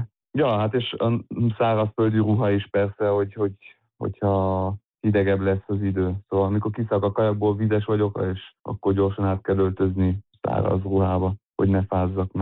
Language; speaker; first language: Hungarian; early bilingual, heritage; Hungarian